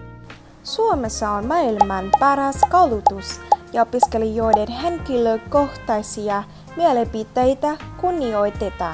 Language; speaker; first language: Finnish; non-native, learner; Vietnamese